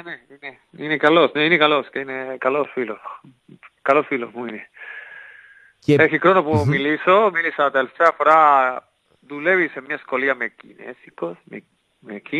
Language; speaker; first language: Greek; non-native, fluent; Spanish